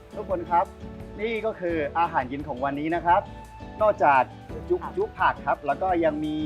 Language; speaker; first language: Thai; non-native, fluent; Chinese